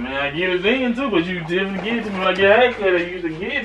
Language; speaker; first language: English; native; English